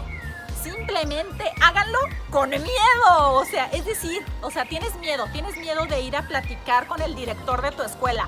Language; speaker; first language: Spanish; native; Spanish